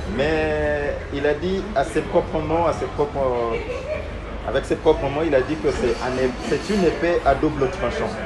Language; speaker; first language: French; non-native, fluent; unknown